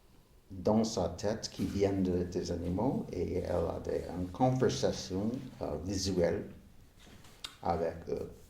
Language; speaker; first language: French; non-native, fluent; English